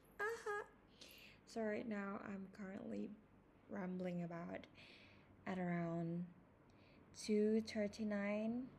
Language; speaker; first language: English; non-native, fluent; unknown